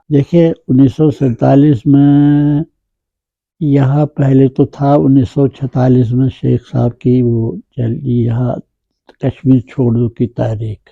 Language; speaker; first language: Urdu; non-native, local second language; Kashmiri